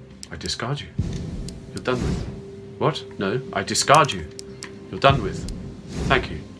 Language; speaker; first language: English; native; English